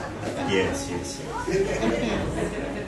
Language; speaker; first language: English; non-native, learner; French